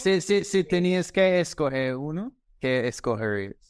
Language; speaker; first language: Spanish; non-native, fluent; English